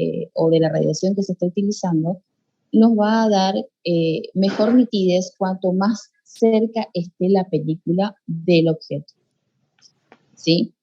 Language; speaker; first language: Spanish; native; Spanish